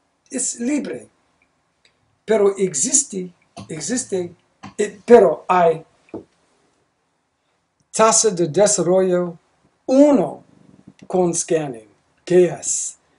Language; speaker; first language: Spanish; non-native, learner; English